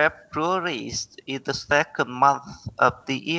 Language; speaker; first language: English; non-native, learner; Vietnamese